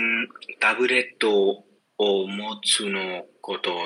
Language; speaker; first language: Japanese; non-native, learner; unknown